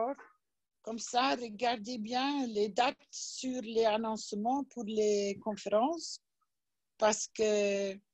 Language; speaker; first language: French; non-native, learner; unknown